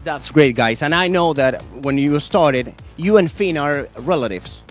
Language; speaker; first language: English; non-native, fluent; Spanish